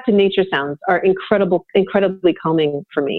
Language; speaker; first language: English; native; English